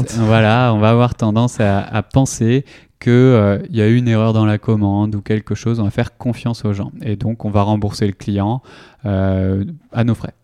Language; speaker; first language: French; native; French